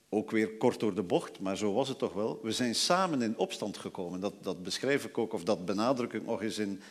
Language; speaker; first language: Dutch; native; Dutch